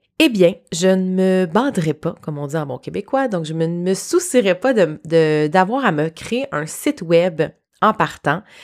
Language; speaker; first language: French; native; French